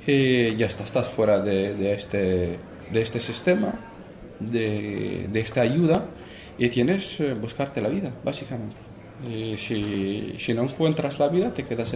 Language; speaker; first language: Spanish; non-native, fluent; Arabic